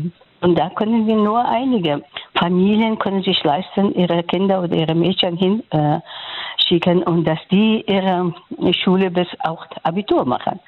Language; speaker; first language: German; non-native, fluent; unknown